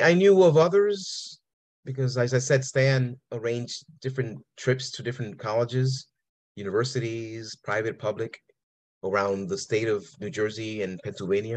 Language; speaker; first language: English; early bilingual, other home language; Spanish